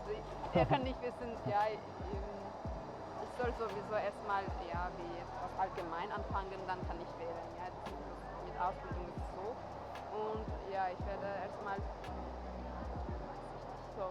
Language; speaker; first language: German; non-native, learner; Azerbaijani